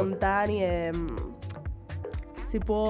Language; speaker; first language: Italian; non-native, fluent; Spanish